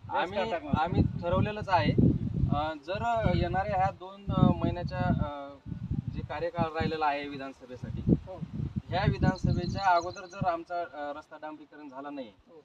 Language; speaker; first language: Marathi; non-native, local second language; Lambadi